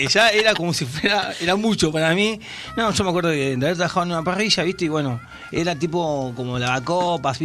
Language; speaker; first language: Spanish; native; Spanish